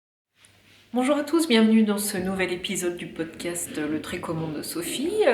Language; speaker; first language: French; native; French